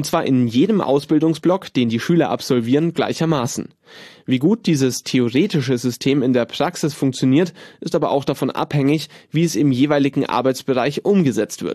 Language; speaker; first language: German; native; German